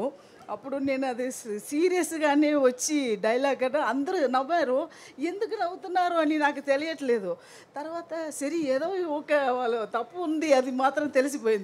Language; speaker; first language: Telugu; non-native, fluent; Tamil